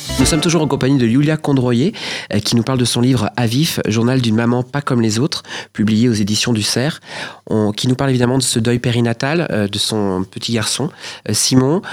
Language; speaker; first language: French; native; French